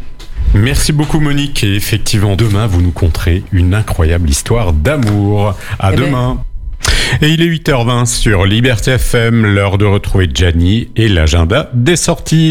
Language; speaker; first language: French; native; French